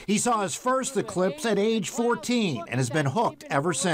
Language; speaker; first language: English; native; English